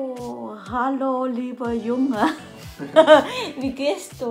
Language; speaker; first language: German; non-native, fluent; Vietnamese